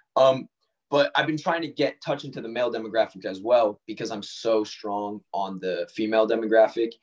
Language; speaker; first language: English; native; English